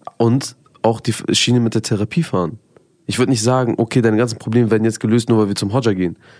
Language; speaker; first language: German; early bilingual, other home language; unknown